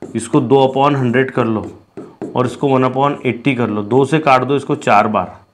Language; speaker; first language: Hindi; non-native, local second language; Marathi